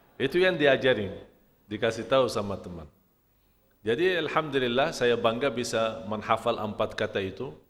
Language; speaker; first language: Malay; non-native, fluent; Arabic